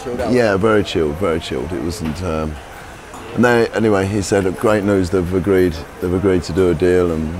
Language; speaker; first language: English; native; English